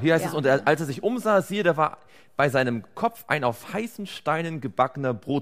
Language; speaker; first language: German; native; German